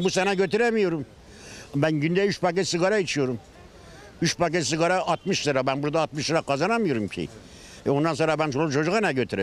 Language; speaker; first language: Turkish; native; Turkish